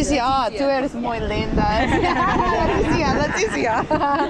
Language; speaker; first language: Spanish; non-native, learner; English